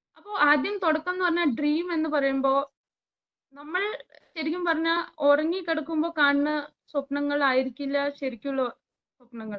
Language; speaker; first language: Malayalam; early bilingual, heritage; Malayalam